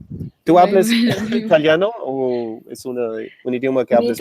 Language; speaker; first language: Spanish; non-native, fluent; English